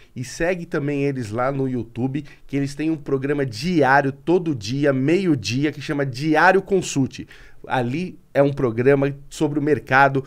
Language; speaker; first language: Portuguese; native; Portuguese